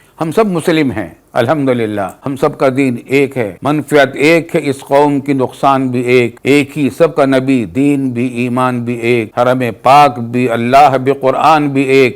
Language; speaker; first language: Urdu; native; Urdu